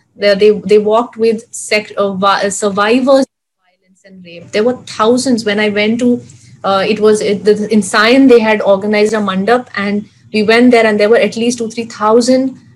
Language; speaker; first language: English; non-native, local second language; Hindi